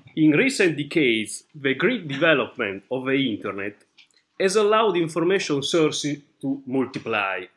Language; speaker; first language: English; non-native, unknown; Italian